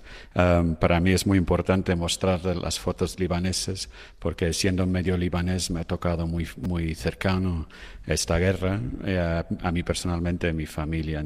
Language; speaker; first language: Spanish; non-native, fluent; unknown